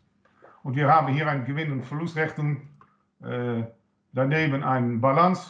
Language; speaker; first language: German; non-native, learner; Dutch